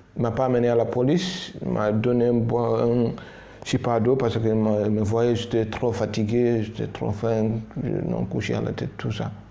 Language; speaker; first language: French; non-native, local second language; Fula